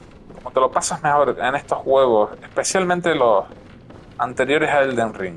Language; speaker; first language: Spanish; native; Spanish